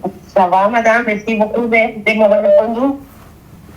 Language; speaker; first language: French; non-native, fluent; Spanish